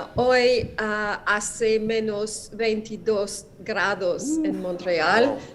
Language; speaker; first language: Spanish; non-native, learner; French